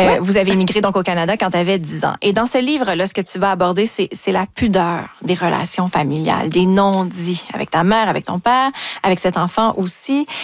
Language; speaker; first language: French; native; French